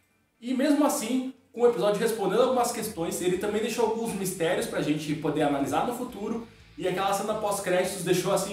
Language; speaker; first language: Portuguese; native; Portuguese